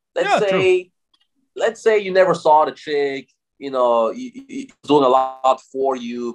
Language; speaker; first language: English; non-native, fluent; German